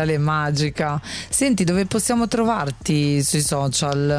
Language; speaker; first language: Italian; native; Italian